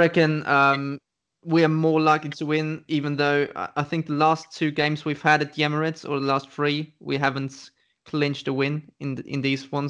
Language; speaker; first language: English; non-native, fluent; German